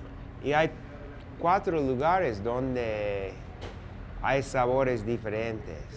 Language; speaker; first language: Spanish; non-native, learner; English